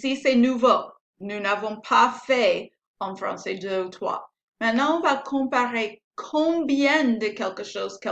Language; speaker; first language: French; non-native, fluent; English